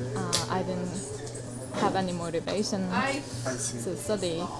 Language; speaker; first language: English; non-native, fluent; Korean